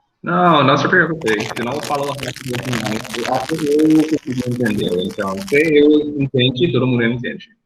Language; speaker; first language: Portuguese; non-native, learner; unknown